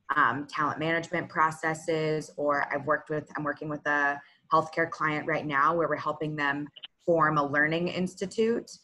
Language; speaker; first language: English; native; English